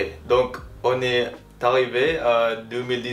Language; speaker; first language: French; non-native, learner; Filipino